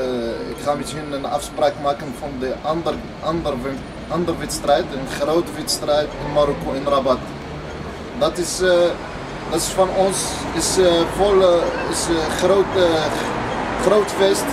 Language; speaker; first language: Dutch; non-native, learner; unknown